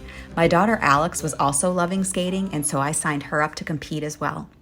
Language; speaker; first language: English; native; English